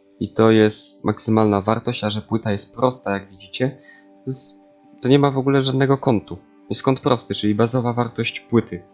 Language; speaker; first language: Polish; native; Polish